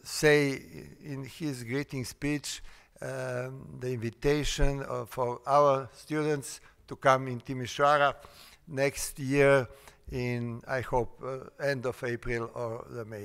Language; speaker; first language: English; non-native, fluent; Serbian